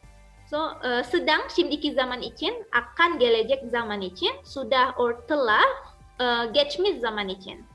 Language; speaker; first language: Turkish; non-native, fluent; Indonesian